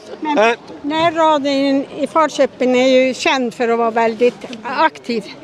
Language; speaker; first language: Swedish; native; Swedish